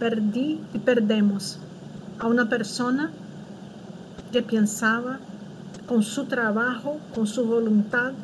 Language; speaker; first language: Spanish; non-native, fluent; Portuguese